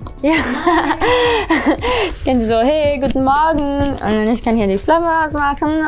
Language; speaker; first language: German; early bilingual, heritage; English